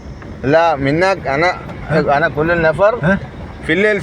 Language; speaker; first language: Arabic; non-native, learner; Malayalam